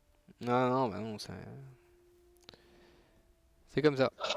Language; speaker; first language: French; native; French